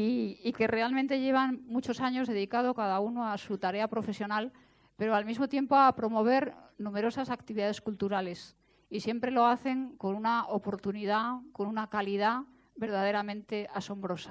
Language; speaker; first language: Spanish; native; Spanish